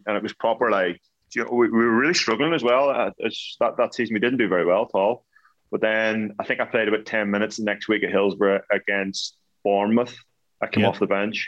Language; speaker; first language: English; native; English